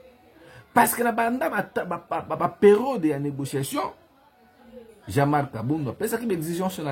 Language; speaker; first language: French; non-native, local second language; Lingala